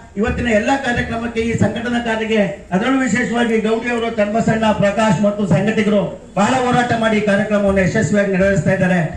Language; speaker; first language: Kannada; native; Kannada